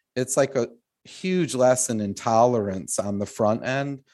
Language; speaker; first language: English; native; English